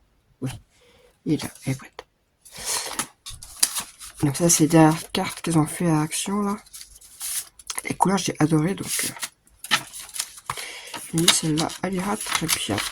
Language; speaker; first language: French; native; French